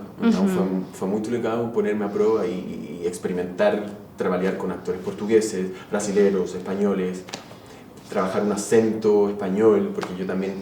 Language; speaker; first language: Portuguese; non-native, fluent; Spanish